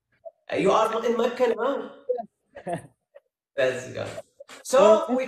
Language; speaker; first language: English; non-native, learner; Arabic